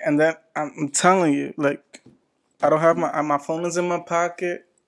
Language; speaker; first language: English; early bilingual, other home language; Spanish